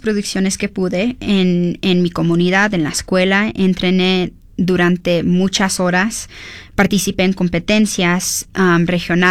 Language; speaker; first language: Spanish; early bilingual, heritage; Spanish